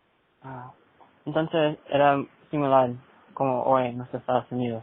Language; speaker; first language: Spanish; early bilingual, heritage; Spanish